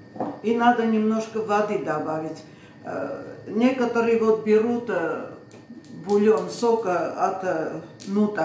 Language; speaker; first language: Russian; non-native, fluent; Armenian